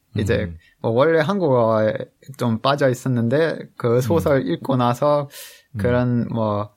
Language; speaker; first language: Korean; non-native, fluent; English